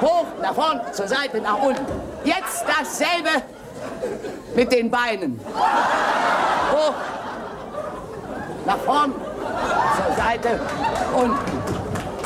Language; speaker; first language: German; native; German